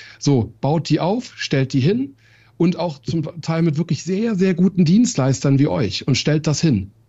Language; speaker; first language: German; early bilingual, other home language; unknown